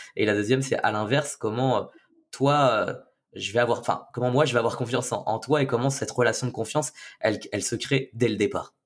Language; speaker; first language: French; native; French